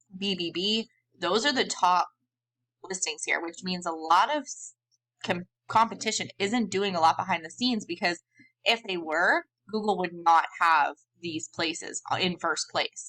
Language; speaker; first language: English; native; English